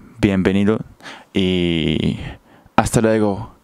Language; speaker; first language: Spanish; non-native, learner; Japanese